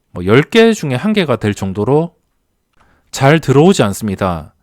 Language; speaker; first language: Korean; native; Korean